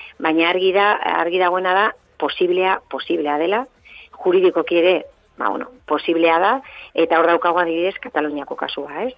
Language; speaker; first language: Basque; native; Basque